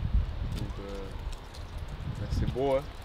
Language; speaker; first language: French; non-native, local second language; Dutch